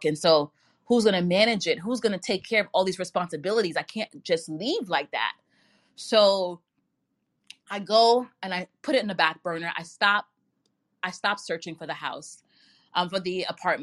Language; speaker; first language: English; native; English